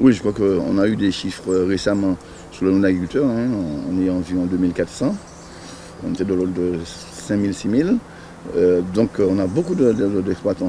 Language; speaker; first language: French; native; French